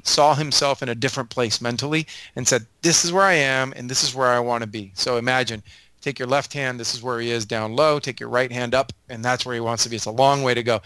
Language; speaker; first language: English; native; English